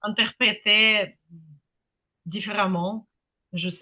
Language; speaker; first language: French; non-native, fluent; Ukrainian